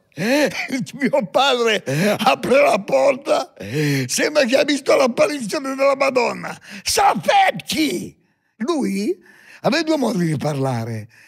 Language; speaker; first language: Italian; native; Italian